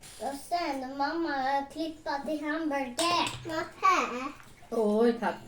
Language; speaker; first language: Swedish; non-native, learner; Thai